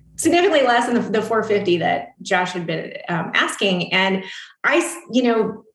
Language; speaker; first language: English; native; English